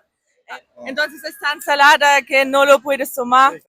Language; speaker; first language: Spanish; non-native, fluent; German